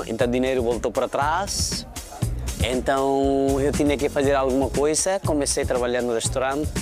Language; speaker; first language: Portuguese; non-native, fluent; Nepali